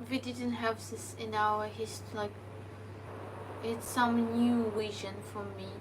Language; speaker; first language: English; non-native, learner; Ukrainian